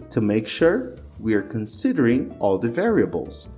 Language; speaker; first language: English; non-native, fluent; Portuguese